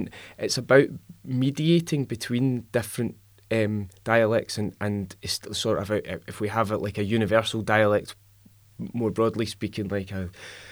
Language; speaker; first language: English; native; English